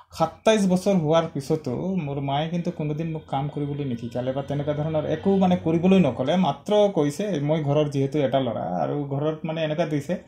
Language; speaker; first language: Assamese; non-native, local second language; Sadri